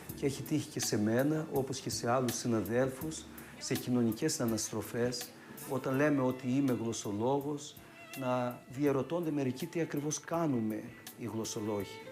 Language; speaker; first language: Greek; native; Greek